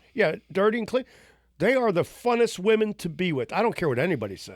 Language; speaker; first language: English; native; English